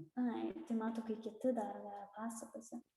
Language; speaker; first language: Lithuanian; early bilingual, heritage; Russian